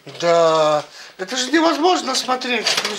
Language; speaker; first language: Russian; native; Russian